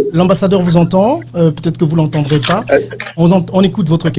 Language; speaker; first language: French; non-native, local second language; Lingala